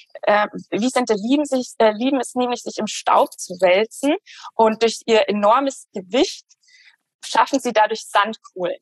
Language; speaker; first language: German; native; German